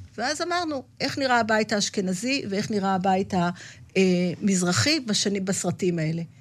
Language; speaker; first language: Hebrew; native; Hebrew